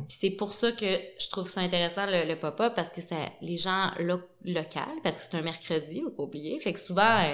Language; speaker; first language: French; native; French